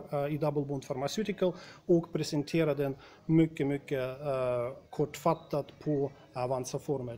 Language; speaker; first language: Swedish; non-native, fluent; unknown